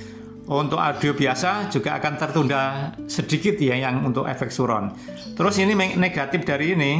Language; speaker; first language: Indonesian; native; Indonesian